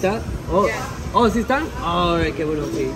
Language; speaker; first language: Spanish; early bilingual, heritage; English